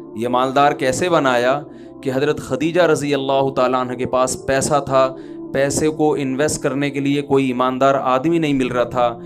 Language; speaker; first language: Urdu; native; Urdu